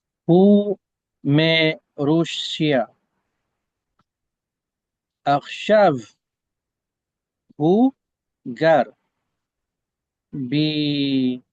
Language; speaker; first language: Hebrew; non-native, learner; Indonesian